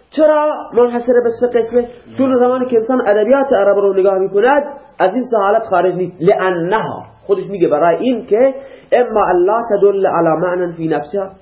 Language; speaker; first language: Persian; native; Persian